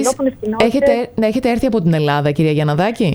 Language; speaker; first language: Greek; native; Greek